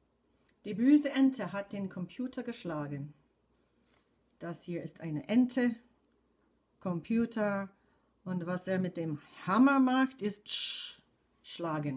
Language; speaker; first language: German; non-native, fluent; English